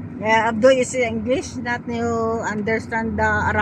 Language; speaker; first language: English; non-native, learner; Filipino